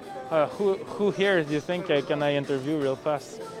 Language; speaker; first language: English; non-native, fluent; French